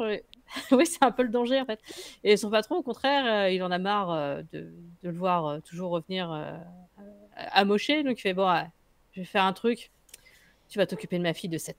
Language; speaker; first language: French; native; French